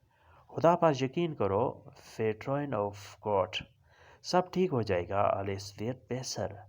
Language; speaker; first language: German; non-native, learner; Urdu